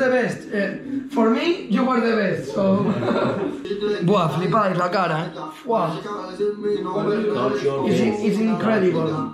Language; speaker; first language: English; non-native, learner; Spanish